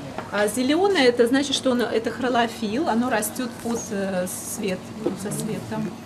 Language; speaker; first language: Russian; native; Russian